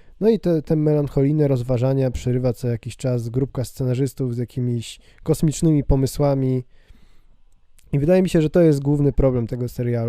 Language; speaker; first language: Polish; native; Polish